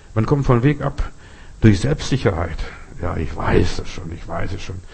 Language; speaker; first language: German; non-native, fluent; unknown